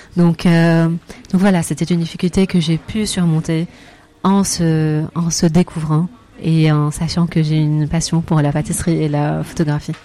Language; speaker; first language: French; non-native, fluent; Arabic